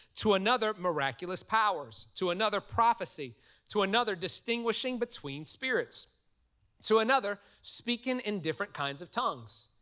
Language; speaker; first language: English; native; English